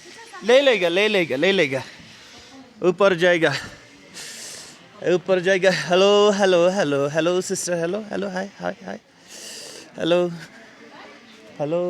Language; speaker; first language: Hindi; non-native, learner; Bangla